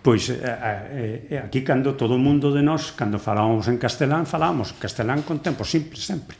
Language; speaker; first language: Galician; native; Galician